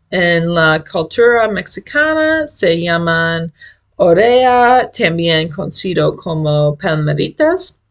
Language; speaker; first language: Spanish; non-native, learner; English